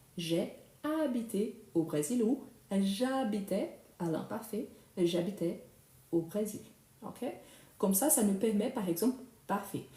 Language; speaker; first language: French; non-native, fluent; Portuguese